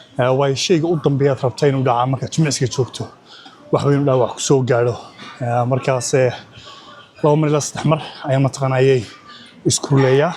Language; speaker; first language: Somali; early bilingual, heritage; Somali